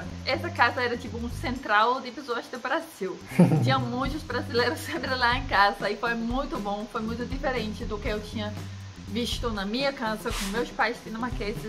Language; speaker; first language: Portuguese; non-native, fluent; Danish